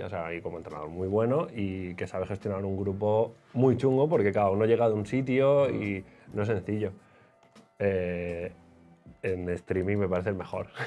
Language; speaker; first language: Spanish; native; Spanish